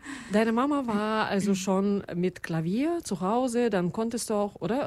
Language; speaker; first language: German; non-native, fluent; Russian